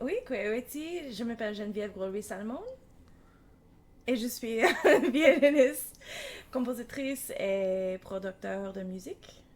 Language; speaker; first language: French; non-native, learner; English